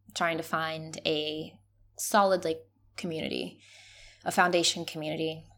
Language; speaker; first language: English; non-native, fluent; Spanish